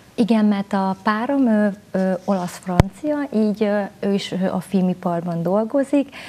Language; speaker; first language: Hungarian; early bilingual, other home language; Vietnamese